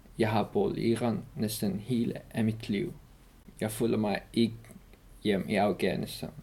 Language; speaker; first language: Danish; non-native, learner; Persian